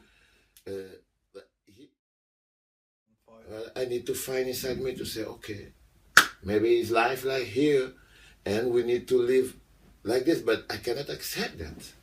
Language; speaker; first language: English; non-native, local second language; French